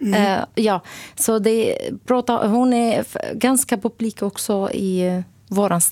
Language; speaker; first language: Swedish; non-native, learner; Arabic